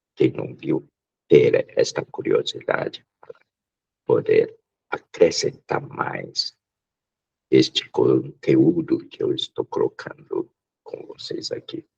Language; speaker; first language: Portuguese; non-native, local second language; Japanese